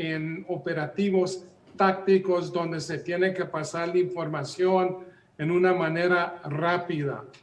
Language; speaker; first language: Spanish; early bilingual, heritage; Spanish